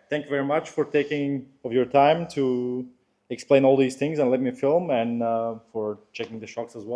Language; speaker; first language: English; non-native, fluent; Bulgarian